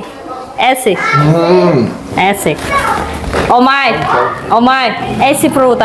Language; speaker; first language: Portuguese; non-native, learner; Vietnamese